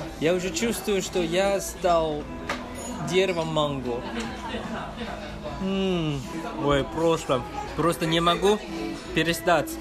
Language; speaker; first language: Russian; non-native, learner; Chinese